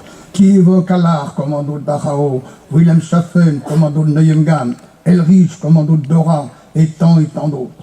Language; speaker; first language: French; native; French